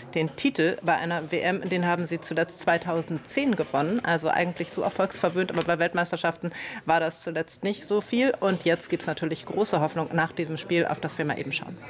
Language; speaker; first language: German; native; German